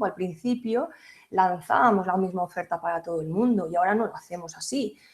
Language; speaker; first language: Spanish; native; Spanish